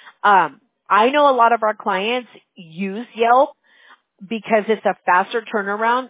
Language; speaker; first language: English; early bilingual, other home language; Spanish